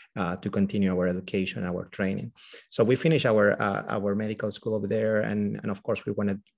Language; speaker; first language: English; non-native, fluent; Spanish